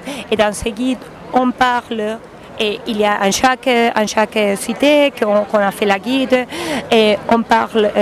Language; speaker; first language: French; non-native, learner; Spanish